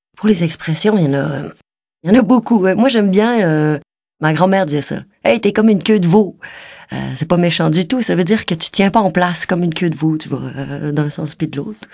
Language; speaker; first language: French; native; French